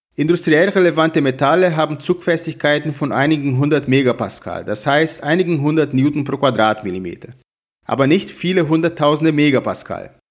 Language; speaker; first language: German; non-native, fluent; Portuguese